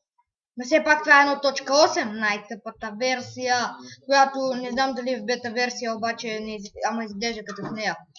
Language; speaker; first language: Bulgarian; native; Bulgarian